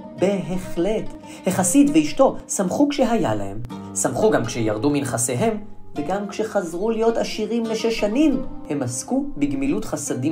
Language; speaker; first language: Hebrew; native; Hebrew